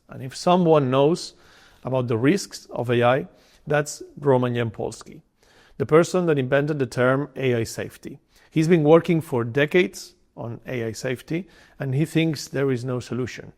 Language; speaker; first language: English; non-native, fluent; Spanish